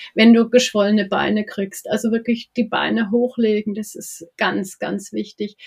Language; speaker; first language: German; native; German